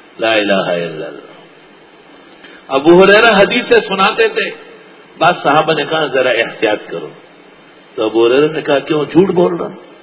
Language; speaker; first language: Urdu; non-native, local second language; Pashto